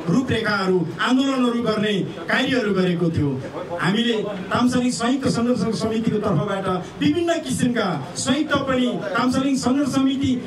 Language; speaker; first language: Nepali; non-native, local second language; Eastern Tamang